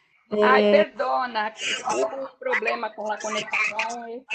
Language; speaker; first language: Spanish; non-native, learner; Portuguese